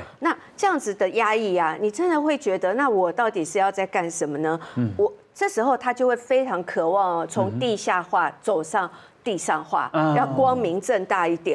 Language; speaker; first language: Chinese; native; Chinese